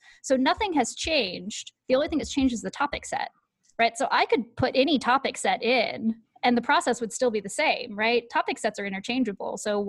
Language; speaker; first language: English; native; English